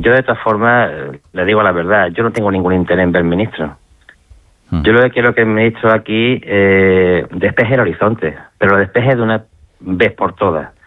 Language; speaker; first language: Spanish; native; Spanish